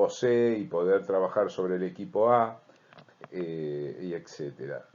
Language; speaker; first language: Spanish; native; Spanish